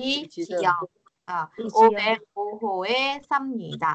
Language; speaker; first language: Korean; non-native, fluent; Vietnamese